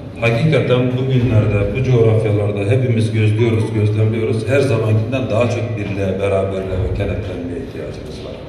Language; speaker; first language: Turkish; native; Turkish